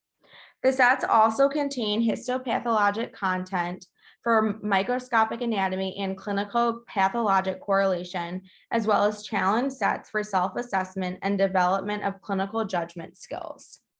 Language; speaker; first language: English; native; English